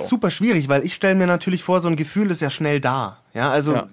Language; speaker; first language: German; native; German